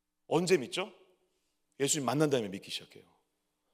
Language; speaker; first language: Korean; native; Korean